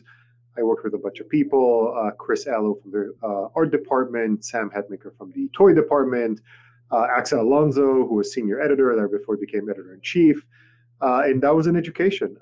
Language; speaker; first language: English; non-native, fluent; Hebrew